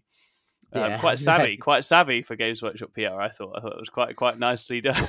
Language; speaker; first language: English; native; English